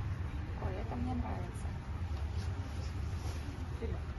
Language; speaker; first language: Russian; native; Russian